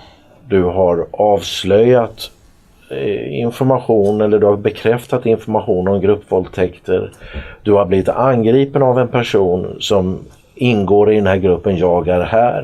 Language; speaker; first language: Swedish; native; Swedish